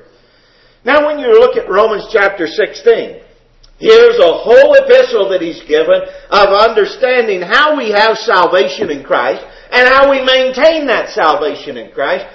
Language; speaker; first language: English; native; English